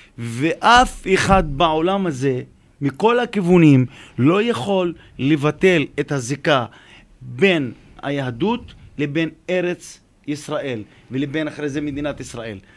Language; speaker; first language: Hebrew; non-native, local second language; Arabic